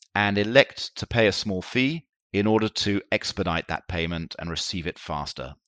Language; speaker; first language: English; native; English